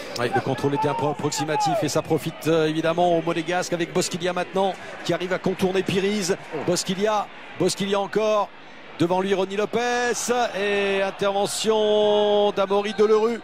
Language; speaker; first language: French; native; French